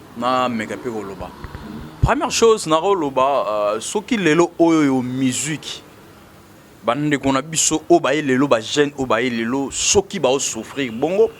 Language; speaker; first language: Lingala; native; Lingala